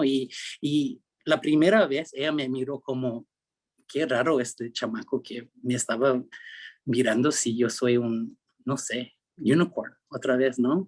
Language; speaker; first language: Spanish; early bilingual, heritage; Spanish